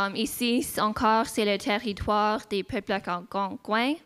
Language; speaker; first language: French; non-native, local second language; English